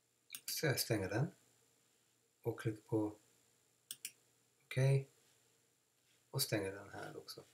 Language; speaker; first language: Swedish; non-native, fluent; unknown